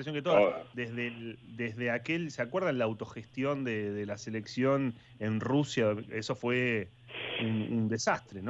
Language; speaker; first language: Spanish; native; Spanish